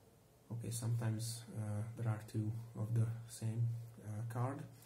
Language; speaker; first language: English; non-native, fluent; Hungarian